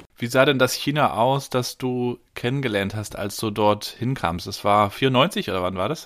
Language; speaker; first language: German; native; German